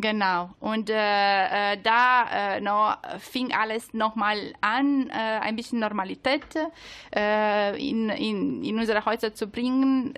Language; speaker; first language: German; non-native, learner; Italian